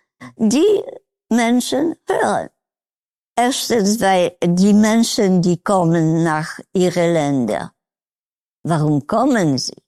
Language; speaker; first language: German; non-native, learner; Polish